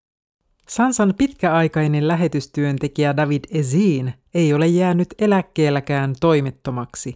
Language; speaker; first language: Finnish; native; Finnish